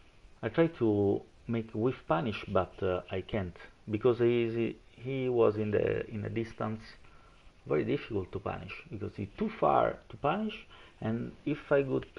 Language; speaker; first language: English; non-native, learner; Italian